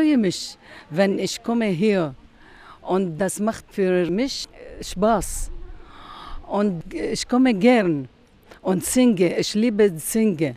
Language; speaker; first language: German; non-native, learner; Arabic